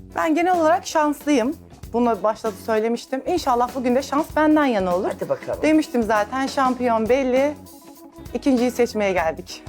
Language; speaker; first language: Turkish; native; Turkish